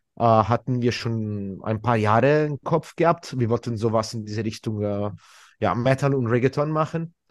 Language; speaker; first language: German; non-native, fluent; Italian